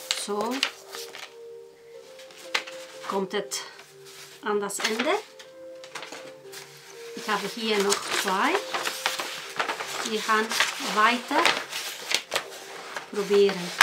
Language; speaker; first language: German; non-native, learner; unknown